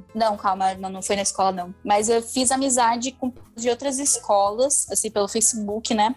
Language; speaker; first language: Portuguese; non-native, local second language; Spanish